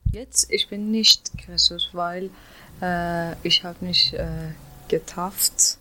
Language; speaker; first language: German; non-native, learner; Persian